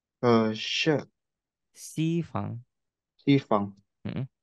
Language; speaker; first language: Chinese; non-native, learner; Indonesian